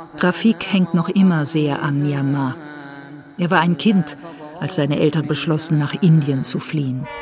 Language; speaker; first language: German; native; German